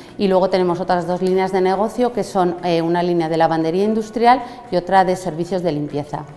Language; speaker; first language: Spanish; native; Spanish